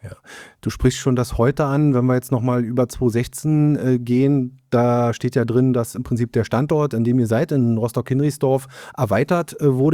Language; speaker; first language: German; native; German